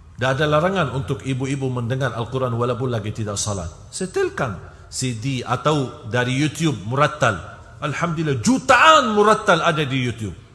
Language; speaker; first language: Malay; non-native, fluent; Arabic